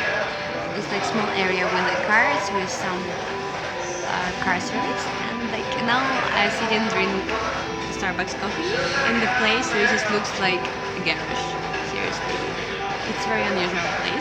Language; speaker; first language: English; non-native, learner; Russian